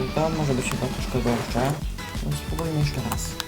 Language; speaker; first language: Polish; native; Polish